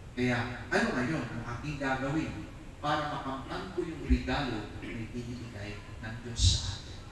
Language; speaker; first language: Filipino; non-native, local second language; Iloko